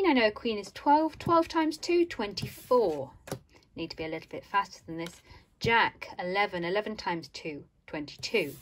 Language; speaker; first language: English; native; English